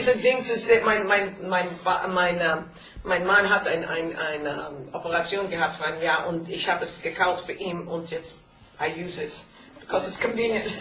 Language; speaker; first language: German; non-native, learner; English